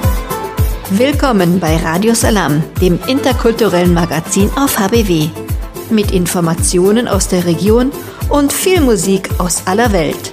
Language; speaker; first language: German; native; German